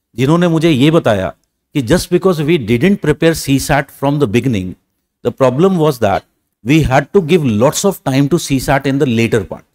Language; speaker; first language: Hindi; native; Hindi